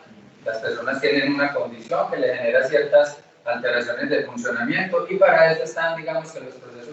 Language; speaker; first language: Spanish; native; Spanish